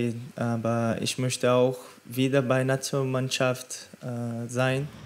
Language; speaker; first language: German; non-native, learner; Portuguese